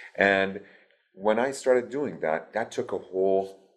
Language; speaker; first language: English; early bilingual, other home language; Persian